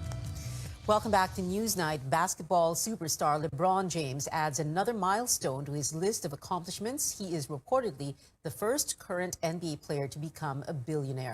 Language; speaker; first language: English; non-native, local second language; Filipino